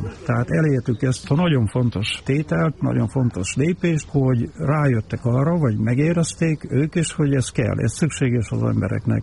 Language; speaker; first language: Hungarian; native; Hungarian